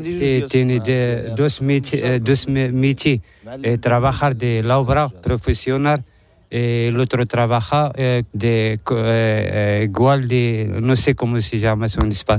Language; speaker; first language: Spanish; non-native, learner; Arabic